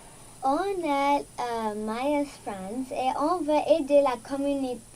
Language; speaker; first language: French; non-native, local second language; English